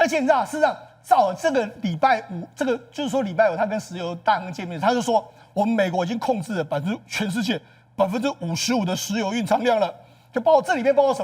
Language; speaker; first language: Chinese; native; Chinese